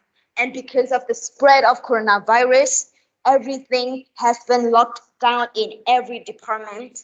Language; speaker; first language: English; non-native, fluent; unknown